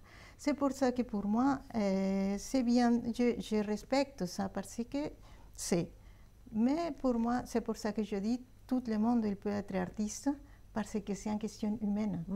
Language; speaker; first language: French; non-native, fluent; Spanish